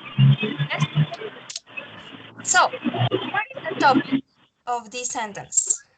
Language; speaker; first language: English; non-native, learner; Spanish